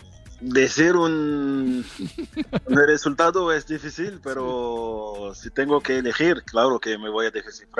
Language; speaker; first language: Spanish; non-native, fluent; French